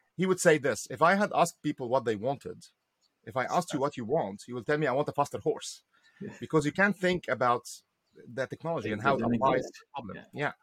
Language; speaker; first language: English; non-native, fluent; Arabic